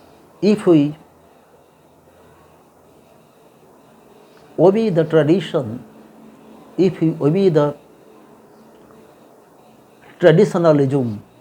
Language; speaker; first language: English; non-native, local second language; Bangla